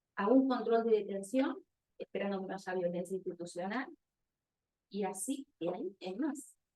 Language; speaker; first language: Spanish; native; Spanish